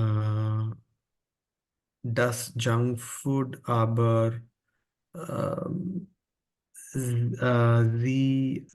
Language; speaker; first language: German; non-native, learner; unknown